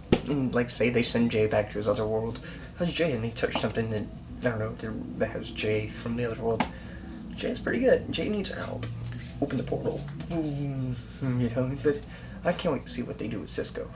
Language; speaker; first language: English; native; English